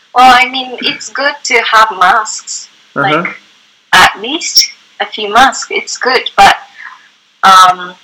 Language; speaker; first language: English; non-native, fluent; Japanese